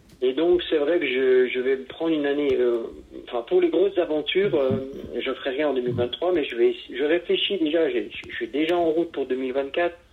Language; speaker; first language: French; native; French